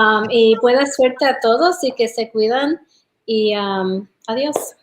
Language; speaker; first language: Spanish; early bilingual, heritage; English